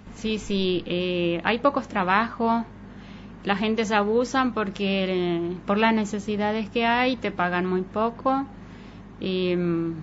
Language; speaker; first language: Spanish; native; Spanish